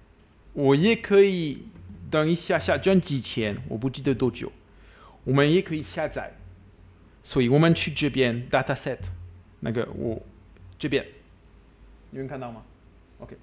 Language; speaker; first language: Chinese; non-native, learner; French